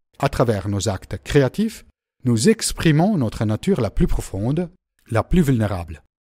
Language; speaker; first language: French; native; French